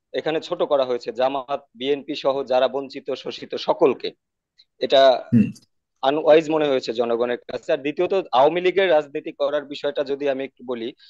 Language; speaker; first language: Bangla; native; Bangla